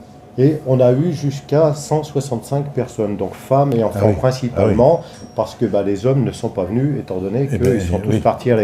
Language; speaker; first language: French; native; French